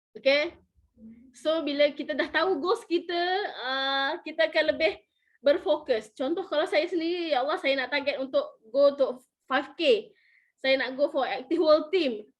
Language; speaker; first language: Malay; native; Malay